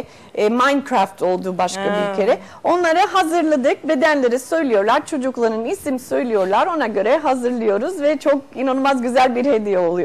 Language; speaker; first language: Turkish; non-native, fluent; Spanish